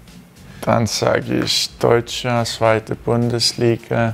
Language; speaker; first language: German; non-native, fluent; Danish